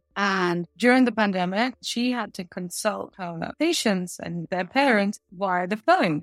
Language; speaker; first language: English; early bilingual, other home language; Russian